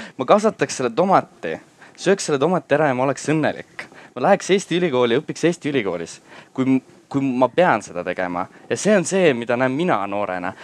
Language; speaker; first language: Estonian; non-native, local second language; Russian